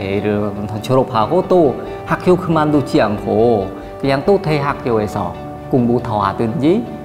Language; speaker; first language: Korean; non-native, fluent; Khmer